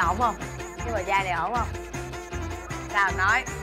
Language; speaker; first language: Vietnamese; native; Vietnamese